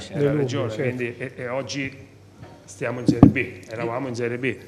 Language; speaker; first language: Italian; native; Italian